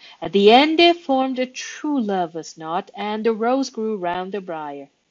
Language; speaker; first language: English; non-native, fluent; Thai